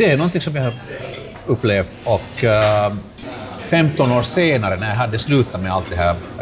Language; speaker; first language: Swedish; non-native, local second language; Finnish